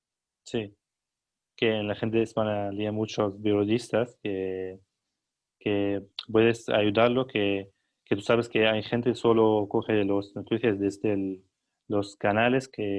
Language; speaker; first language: Spanish; non-native, learner; Arabic